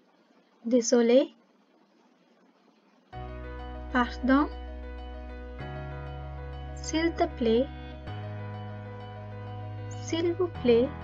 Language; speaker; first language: French; non-native, fluent; Sinhala